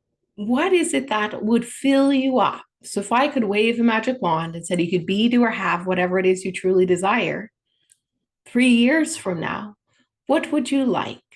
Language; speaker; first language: English; native; English